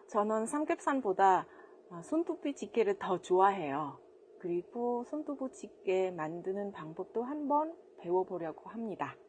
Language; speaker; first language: Korean; non-native, fluent; Vietnamese